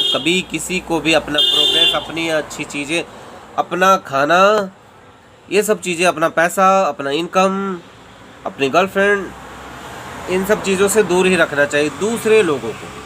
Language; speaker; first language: Hindi; native; Hindi